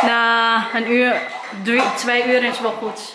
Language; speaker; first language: Dutch; non-native, learner; Waray